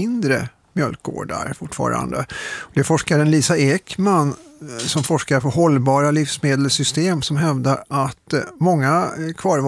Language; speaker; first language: Swedish; native; Swedish